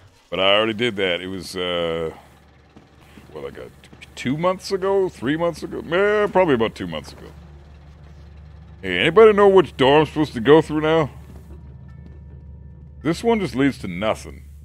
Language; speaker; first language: English; early bilingual, other home language; German